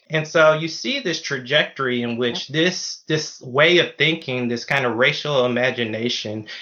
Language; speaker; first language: English; native; English